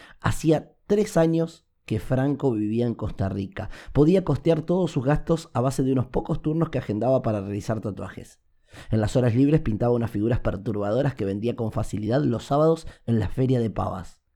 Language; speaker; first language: Spanish; native; Spanish